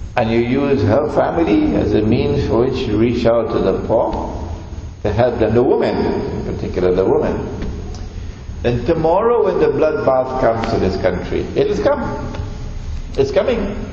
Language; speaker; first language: English; native; English